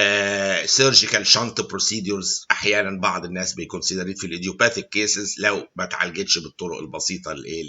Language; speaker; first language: Arabic; native; Arabic